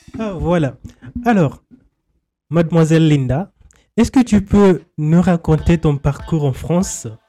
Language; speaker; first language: French; non-native, fluent; Swahili